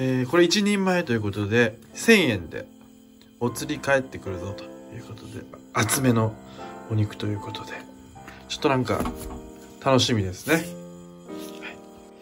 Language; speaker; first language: Japanese; native; Japanese